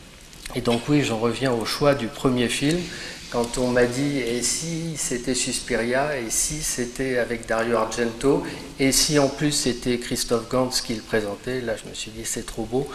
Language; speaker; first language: French; native; French